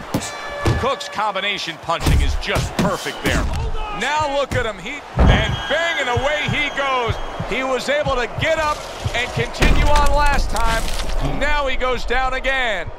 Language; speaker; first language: English; native; English